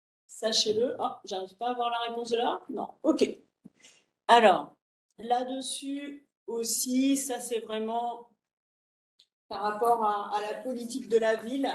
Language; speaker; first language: French; native; French